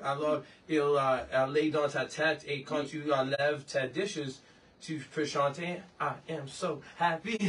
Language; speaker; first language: French; non-native, learner; English